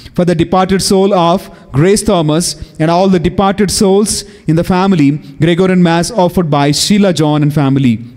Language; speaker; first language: English; non-native, local second language; Telugu